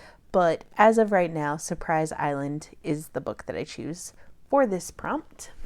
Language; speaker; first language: English; native; English